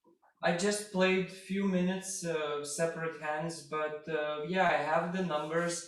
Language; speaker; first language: English; non-native, fluent; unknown